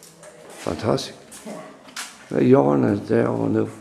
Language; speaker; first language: Danish; non-native, learner; English